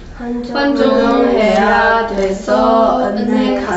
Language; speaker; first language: Korean; non-native, learner; Chinese